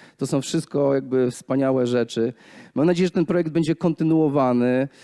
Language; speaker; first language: Polish; native; Polish